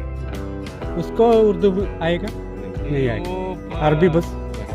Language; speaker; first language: Hindi; non-native, local second language; Malayalam